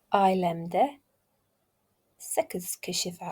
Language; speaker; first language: Turkish; non-native, learner; English